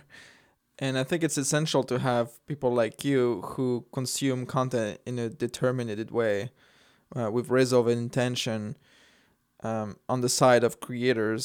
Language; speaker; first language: English; non-native, fluent; French